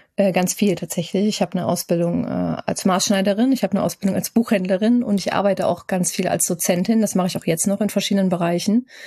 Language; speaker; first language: German; native; German